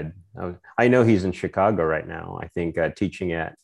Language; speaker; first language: English; non-native, local second language; Filipino